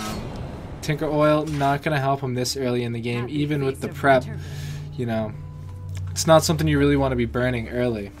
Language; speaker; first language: English; native; English